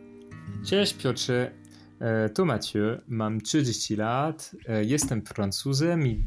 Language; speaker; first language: Polish; non-native, learner; French